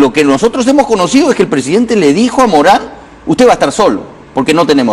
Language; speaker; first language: Spanish; native; Spanish